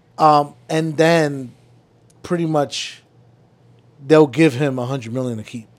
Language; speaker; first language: English; early bilingual, other home language; Spanish